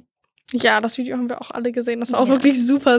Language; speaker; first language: German; native; German